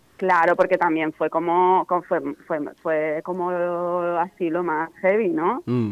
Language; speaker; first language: Spanish; native; Spanish